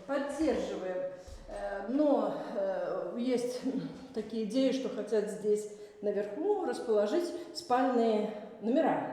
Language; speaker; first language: Russian; native; Russian